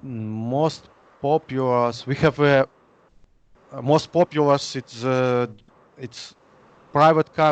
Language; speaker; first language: English; non-native, learner; Russian